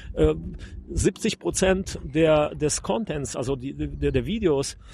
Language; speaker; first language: German; non-native, fluent; Russian